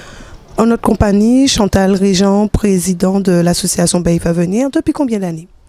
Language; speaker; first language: French; native; French